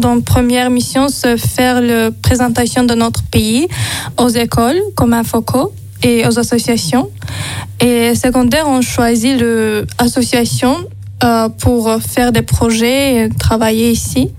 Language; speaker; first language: French; non-native, learner; Azerbaijani